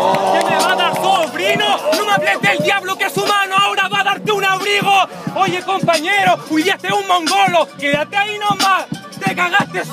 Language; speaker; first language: Spanish; native; Spanish